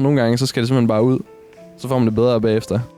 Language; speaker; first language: Danish; native; Danish